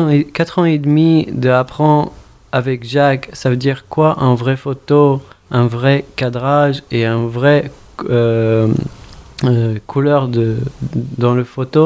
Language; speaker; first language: French; non-native, fluent; Arabic